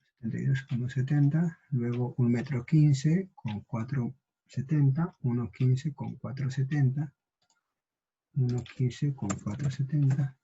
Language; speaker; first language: Spanish; native; Spanish